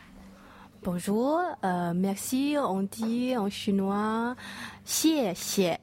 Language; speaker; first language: French; non-native, learner; Chinese